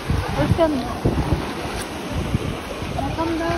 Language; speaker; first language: Korean; non-native, learner; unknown